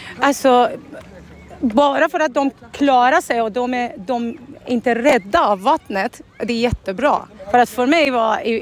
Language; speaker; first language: Swedish; non-native, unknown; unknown